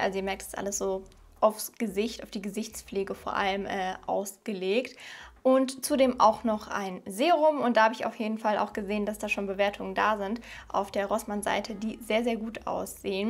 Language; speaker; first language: German; native; German